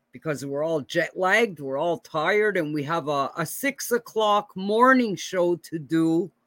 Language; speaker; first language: English; native; English